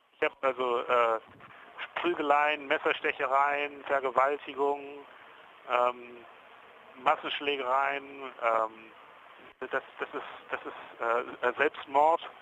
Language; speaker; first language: German; early bilingual, heritage; German